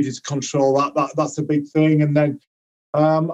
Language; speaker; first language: English; native; English